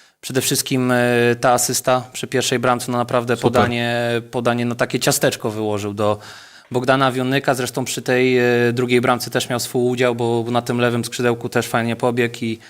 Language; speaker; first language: Polish; native; Polish